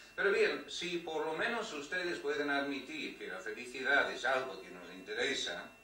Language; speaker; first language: Spanish; non-native, fluent; English